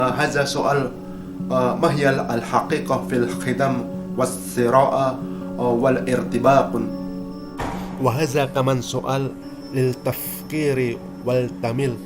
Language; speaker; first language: Arabic; non-native, learner; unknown